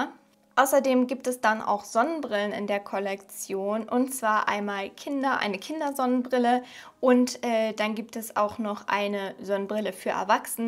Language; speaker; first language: German; native; German